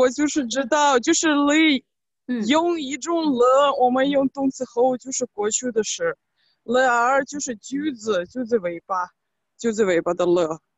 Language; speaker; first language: Chinese; non-native, fluent; Russian